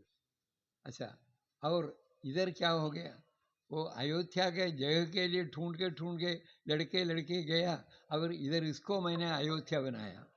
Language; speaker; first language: Hindi; non-native, local second language; Malayalam